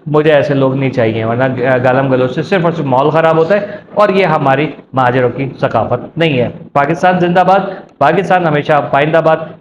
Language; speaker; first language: Urdu; native; Urdu